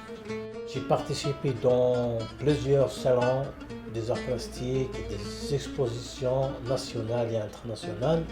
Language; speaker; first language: French; non-native, local second language; Kabyle